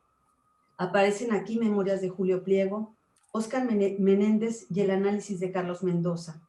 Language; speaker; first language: Spanish; native; Spanish